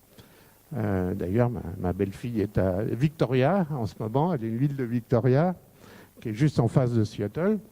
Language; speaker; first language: French; native; French